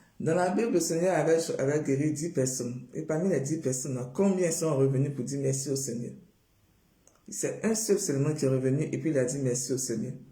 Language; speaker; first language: French; non-native, local second language; Baoulé